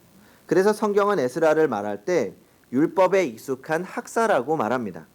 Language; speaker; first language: Korean; native; Korean